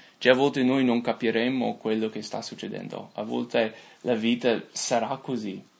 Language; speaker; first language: Italian; non-native, fluent; English